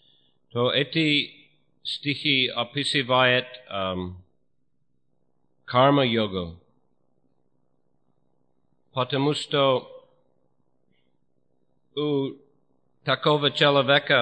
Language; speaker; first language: Russian; non-native, fluent; English